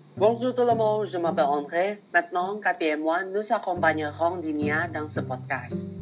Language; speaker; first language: French; non-native, learner; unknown